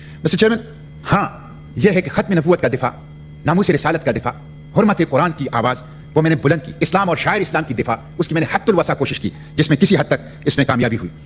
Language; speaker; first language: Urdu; non-native, local second language; Pashto